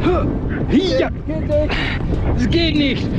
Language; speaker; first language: German; non-native, learner; Dutch